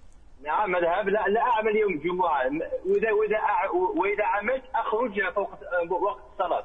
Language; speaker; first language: Arabic; early bilingual, heritage; Arabic